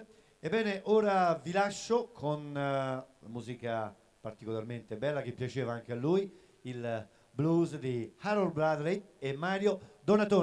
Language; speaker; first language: Italian; native; Italian